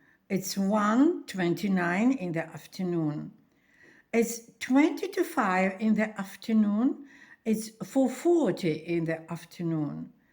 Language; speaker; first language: English; non-native, fluent; Ukrainian